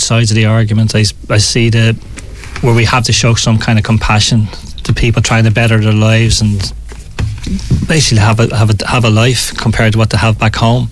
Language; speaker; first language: English; native; English